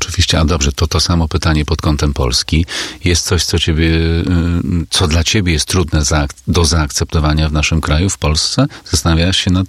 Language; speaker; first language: Polish; native; Polish